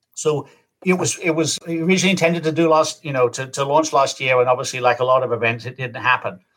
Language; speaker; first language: English; native; English